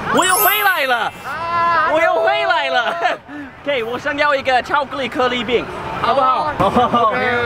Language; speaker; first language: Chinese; non-native, learner; English